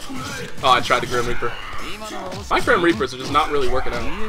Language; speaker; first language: English; native; English